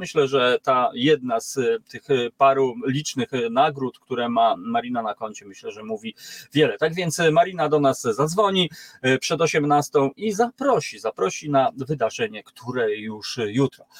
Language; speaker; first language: Polish; native; Polish